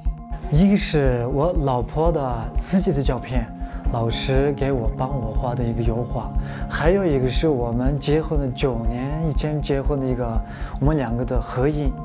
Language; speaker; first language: Chinese; non-native, local second language; Uyghur